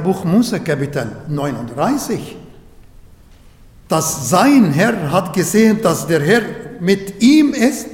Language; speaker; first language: German; non-native, learner; Arabic